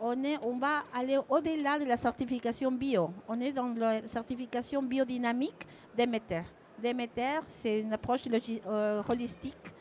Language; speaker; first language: French; non-native, fluent; Spanish